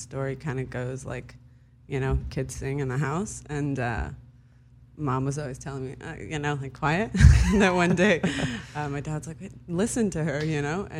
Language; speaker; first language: English; early bilingual, other home language; Hebrew